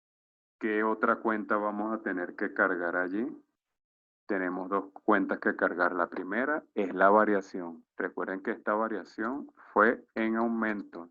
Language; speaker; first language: Spanish; native; Spanish